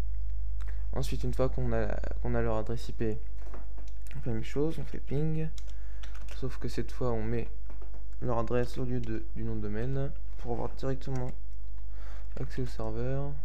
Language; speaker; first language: French; native; French